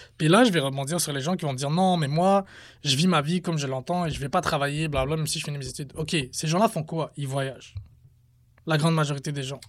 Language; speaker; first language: French; early bilingual, other home language; Arabic